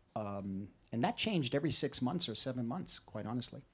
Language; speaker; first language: English; native; English